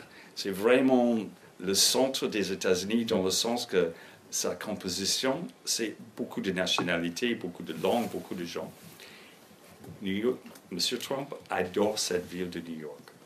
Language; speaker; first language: French; non-native, fluent; English